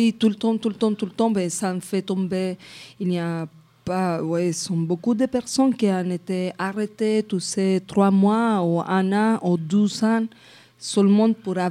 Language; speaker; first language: French; non-native, fluent; Spanish